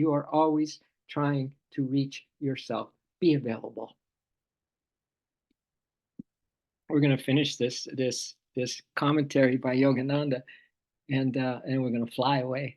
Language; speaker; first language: English; native; English